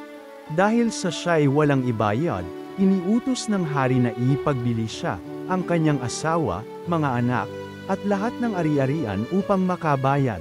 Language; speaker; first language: Filipino; native; Filipino